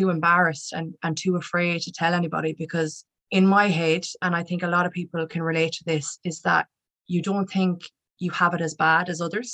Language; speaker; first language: English; native; English